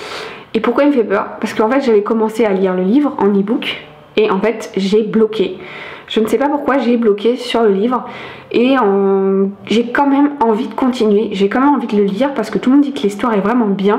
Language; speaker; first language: French; native; French